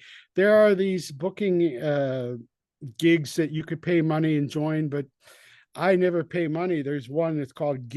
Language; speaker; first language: English; native; English